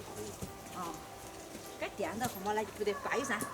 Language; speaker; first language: Chinese; native; Chinese